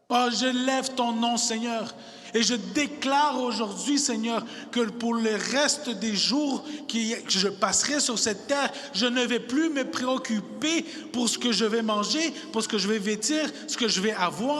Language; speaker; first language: French; non-native, fluent; Spanish